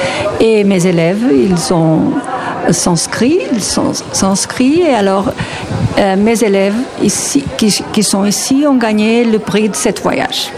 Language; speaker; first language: French; non-native, learner; Portuguese